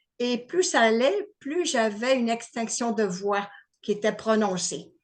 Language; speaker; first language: French; native; French